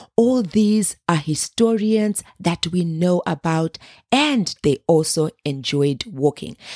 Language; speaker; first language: English; non-native, local second language; Shona